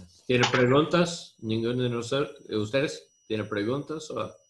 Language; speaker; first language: Spanish; non-native, learner; English